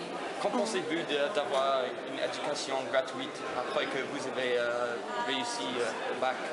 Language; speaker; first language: French; non-native, learner; English